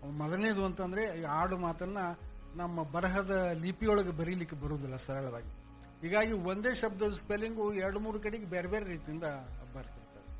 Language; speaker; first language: Kannada; native; Kannada